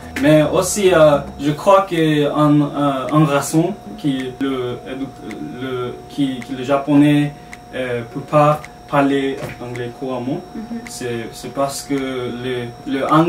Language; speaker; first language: French; non-native, learner; Japanese